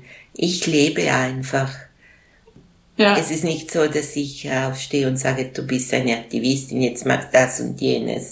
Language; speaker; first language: German; non-native, local second language; Italian